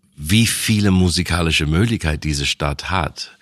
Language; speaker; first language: German; non-native, fluent; English